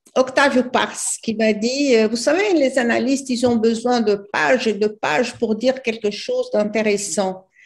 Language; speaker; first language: French; non-native, fluent; Portuguese